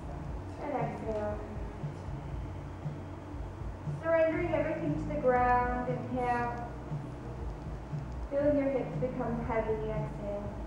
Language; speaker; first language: English; native; English